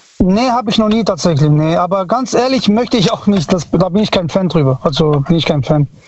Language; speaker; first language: German; early bilingual, other home language; Italian